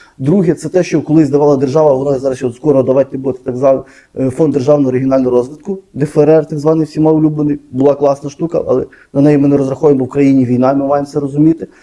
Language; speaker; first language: Ukrainian; native; Ukrainian